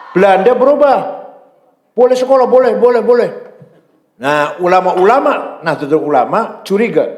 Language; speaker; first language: Malay; non-native, local second language; Javanese